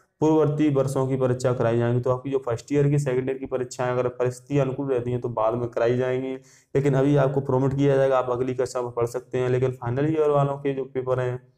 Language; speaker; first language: Hindi; native; Hindi